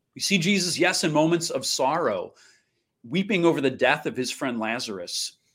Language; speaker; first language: English; native; English